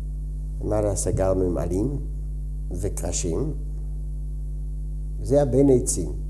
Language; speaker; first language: Hebrew; non-native, fluent; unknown